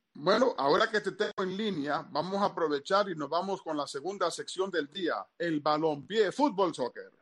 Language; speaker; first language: Spanish; early bilingual, heritage; Spanish